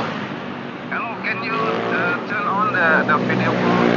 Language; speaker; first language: English; non-native, learner; Indonesian